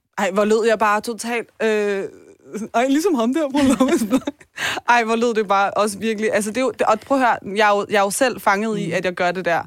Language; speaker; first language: Danish; early bilingual, other home language; Persian